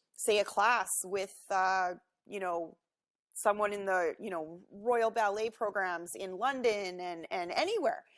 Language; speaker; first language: English; native; English